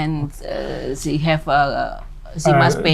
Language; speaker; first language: English; non-native, learner; Indonesian